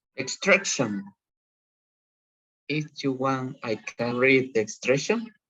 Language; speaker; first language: English; non-native, learner; Spanish